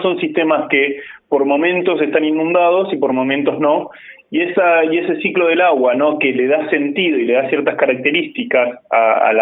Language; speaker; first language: Spanish; native; Spanish